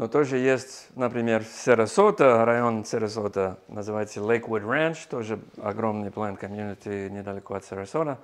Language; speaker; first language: Russian; non-native, learner; English